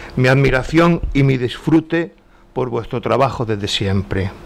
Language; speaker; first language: Spanish; native; Spanish